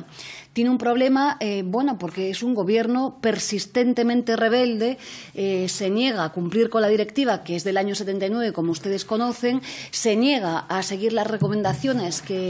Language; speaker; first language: Spanish; native; Spanish